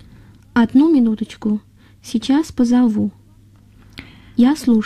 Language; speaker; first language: Russian; non-native, fluent; Chinese